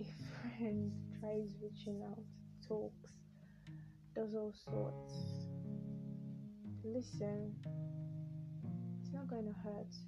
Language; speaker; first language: English; non-native, local second language; Yoruba